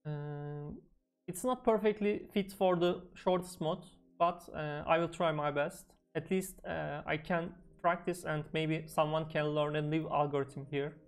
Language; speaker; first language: English; non-native, fluent; Turkish